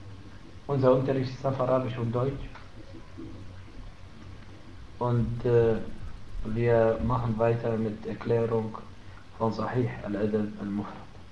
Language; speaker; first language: German; non-native, fluent; Arabic